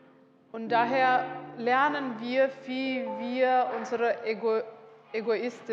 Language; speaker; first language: German; non-native, learner; Indonesian